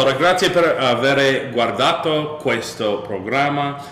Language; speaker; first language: Italian; non-native, learner; English